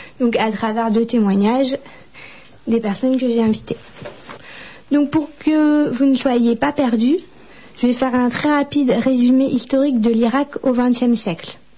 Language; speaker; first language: French; native; French